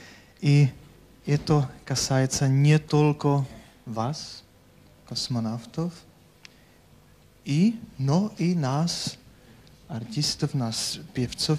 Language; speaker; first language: Russian; non-native, fluent; Czech